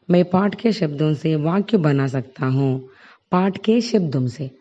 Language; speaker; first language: Hindi; non-native, local second language; Telugu